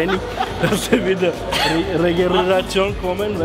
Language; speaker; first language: German; non-native, learner; Armenian